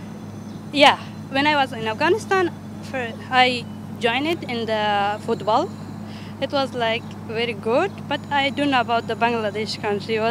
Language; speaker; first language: English; non-native, learner; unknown